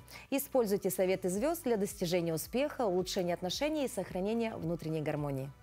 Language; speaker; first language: Russian; native; Russian